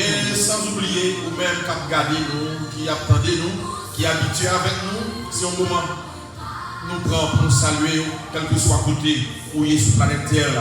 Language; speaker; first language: French; non-native, local second language; Haitian Creole